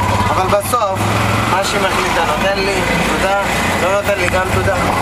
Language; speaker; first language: Hebrew; non-native, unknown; Hindi